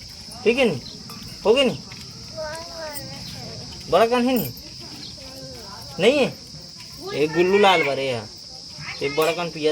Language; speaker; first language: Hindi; non-native, local second language; Chhattisgarhi